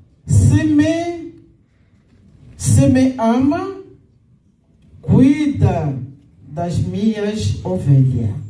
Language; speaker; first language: Portuguese; non-native, local second language; Lingala